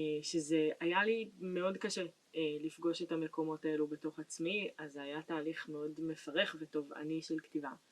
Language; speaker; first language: Hebrew; native; Hebrew